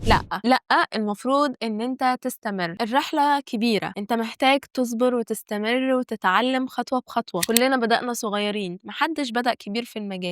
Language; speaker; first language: Arabic; native; Arabic